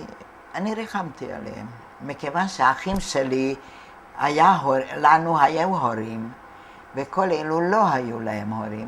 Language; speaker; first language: Hebrew; non-native, fluent; Hungarian